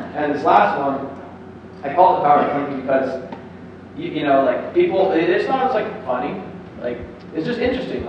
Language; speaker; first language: English; native; English